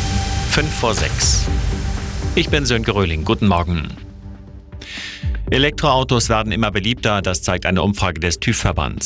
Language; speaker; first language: German; native; German